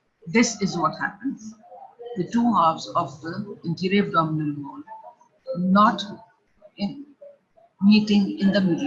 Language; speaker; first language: English; non-native, local second language; Urdu